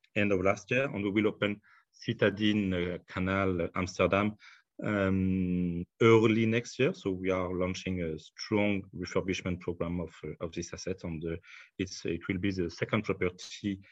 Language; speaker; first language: English; non-native, fluent; French